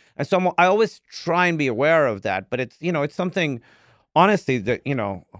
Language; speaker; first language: English; non-native, local second language; Urdu